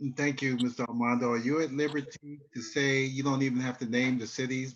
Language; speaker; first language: English; native; English